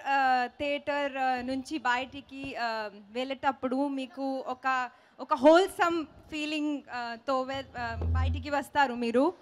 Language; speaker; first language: Telugu; non-native, local second language; Hindi